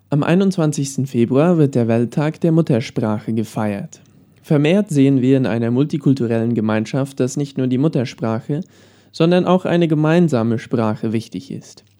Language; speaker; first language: German; early bilingual, heritage; Plautdietsch